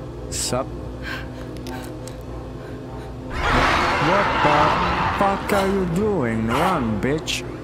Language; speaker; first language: English; non-native, fluent; Italian